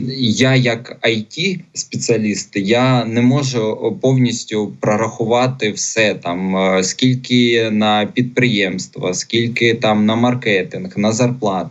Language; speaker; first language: Ukrainian; non-native, local second language; Russian